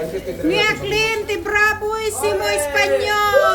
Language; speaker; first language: Italian; non-native, learner; Filipino